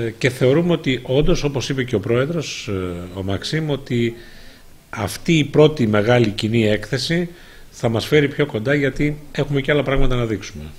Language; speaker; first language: Greek; native; Greek